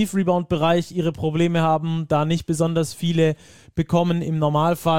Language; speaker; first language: German; native; German